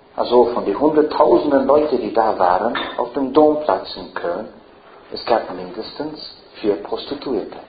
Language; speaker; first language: German; non-native, fluent; English